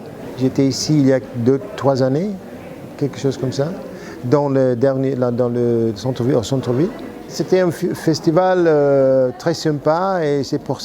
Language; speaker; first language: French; non-native, fluent; English